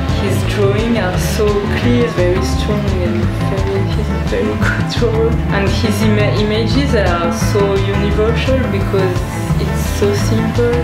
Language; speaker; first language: English; non-native, learner; French